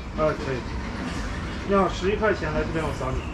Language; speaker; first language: Chinese; native; Chinese